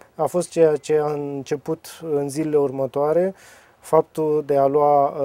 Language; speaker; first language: Romanian; native; Romanian